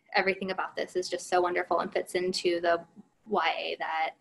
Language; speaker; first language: English; native; English